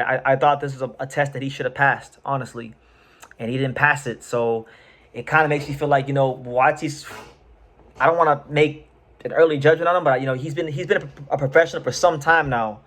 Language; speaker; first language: English; native; English